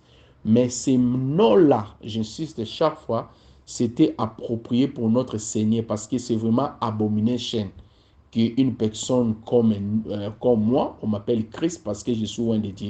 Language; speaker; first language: French; non-native, local second language; Lingala